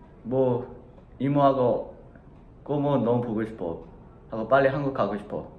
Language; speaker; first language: Korean; early bilingual, other home language; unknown